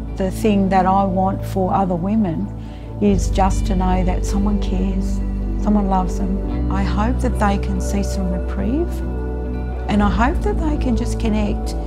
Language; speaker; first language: English; native; English